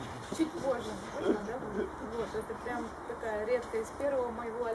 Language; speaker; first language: Russian; native; Russian